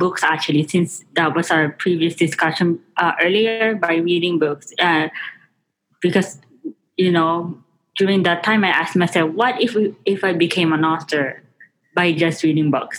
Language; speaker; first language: English; non-native, local second language; Filipino